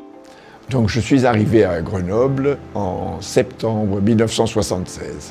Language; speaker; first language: French; native; French